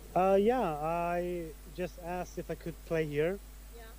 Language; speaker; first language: English; non-native, fluent; Italian